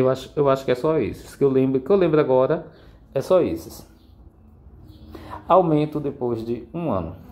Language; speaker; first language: Portuguese; native; Portuguese